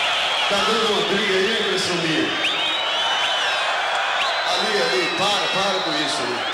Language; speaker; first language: Portuguese; native; Portuguese